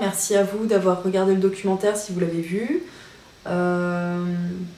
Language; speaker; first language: French; native; French